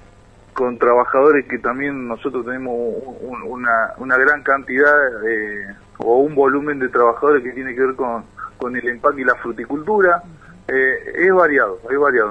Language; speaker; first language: Spanish; native; Spanish